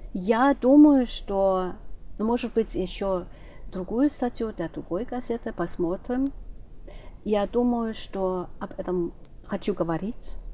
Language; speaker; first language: Russian; non-native, fluent; German